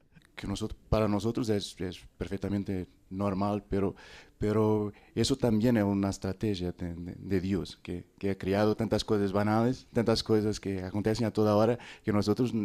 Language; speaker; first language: Spanish; non-native, fluent; Portuguese